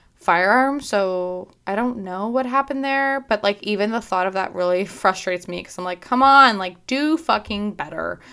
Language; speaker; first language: English; native; English